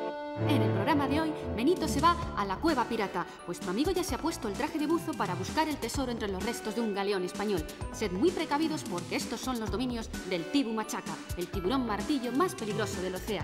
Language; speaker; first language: Spanish; native; Spanish